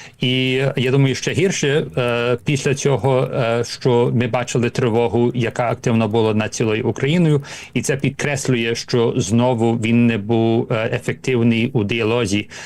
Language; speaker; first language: Ukrainian; early bilingual, heritage; Ukrainian